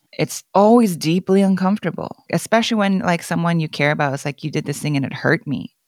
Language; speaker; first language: English; non-native, fluent; Korean